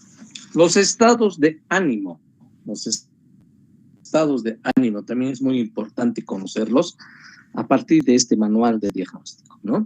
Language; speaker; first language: Spanish; native; Spanish